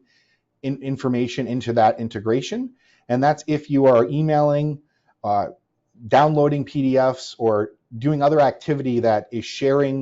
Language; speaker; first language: English; native; English